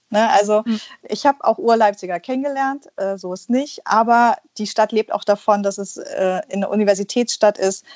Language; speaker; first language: German; early bilingual, other home language; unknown